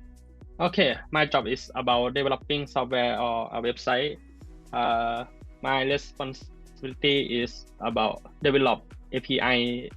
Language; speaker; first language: English; non-native, learner; Thai